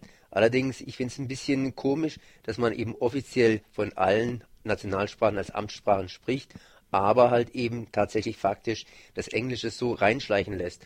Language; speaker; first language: German; native; German